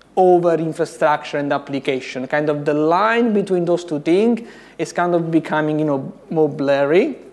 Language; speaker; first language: English; non-native, fluent; Italian